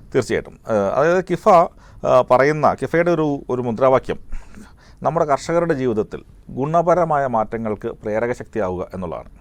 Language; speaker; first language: Malayalam; native; Malayalam